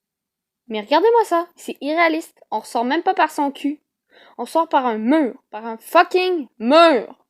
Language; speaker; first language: French; native; French